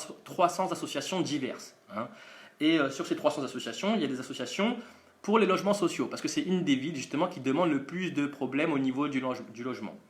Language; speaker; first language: French; native; French